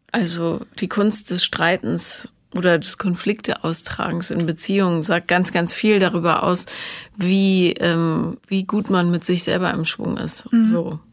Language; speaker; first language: German; native; German